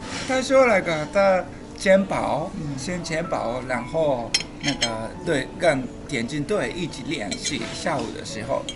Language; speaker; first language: Chinese; non-native, learner; Japanese